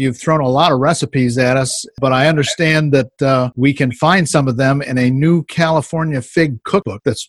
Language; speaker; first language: English; native; English